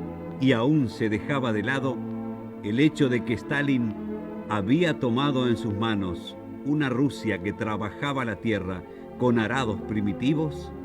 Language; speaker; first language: Spanish; native; Spanish